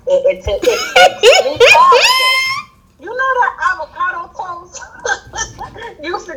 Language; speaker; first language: English; early bilingual, other home language; Spanish